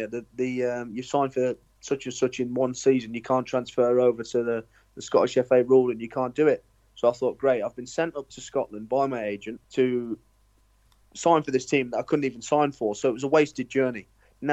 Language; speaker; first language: English; native; English